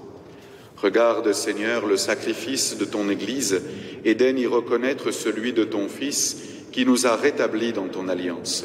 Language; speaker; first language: French; native; French